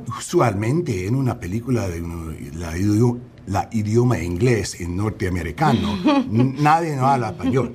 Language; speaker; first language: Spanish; non-native, fluent; English